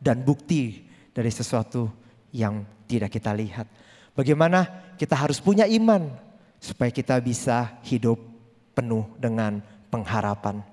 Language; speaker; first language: Indonesian; native; Indonesian